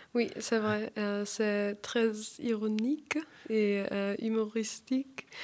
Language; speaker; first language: French; non-native, learner; German